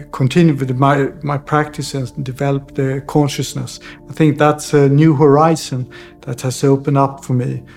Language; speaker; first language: English; non-native, fluent; Swedish